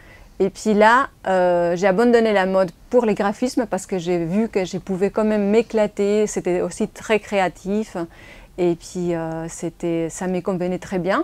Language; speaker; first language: French; non-native, fluent; Spanish